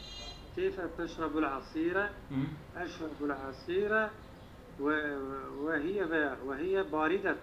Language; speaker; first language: Arabic; non-native, learner; Turkish